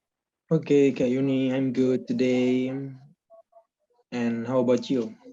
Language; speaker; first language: English; non-native, learner; Indonesian